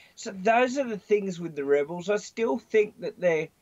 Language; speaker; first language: English; native; English